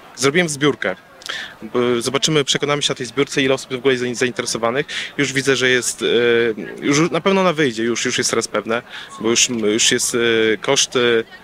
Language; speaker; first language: Polish; native; Polish